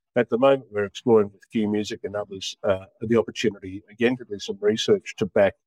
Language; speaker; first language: English; native; English